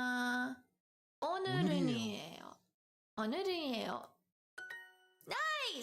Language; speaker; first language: Korean; non-native, learner; English